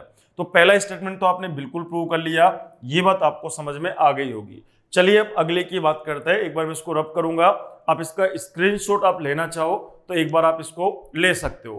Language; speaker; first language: Hindi; native; Hindi